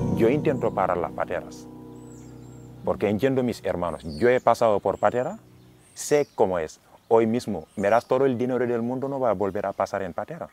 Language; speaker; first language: Spanish; non-native, fluent; Wolof